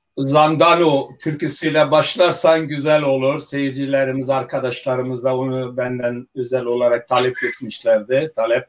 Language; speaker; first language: Turkish; non-native, local second language; Zaza